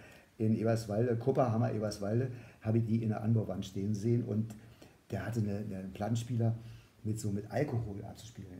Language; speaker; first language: German; native; German